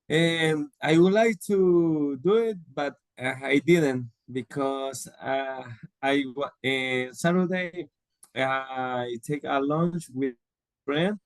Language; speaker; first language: English; non-native, learner; Spanish